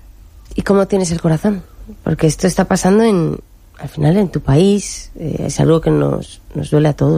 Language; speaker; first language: Spanish; native; Spanish